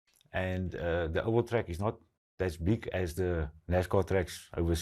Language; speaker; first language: English; non-native, local second language; Afrikaans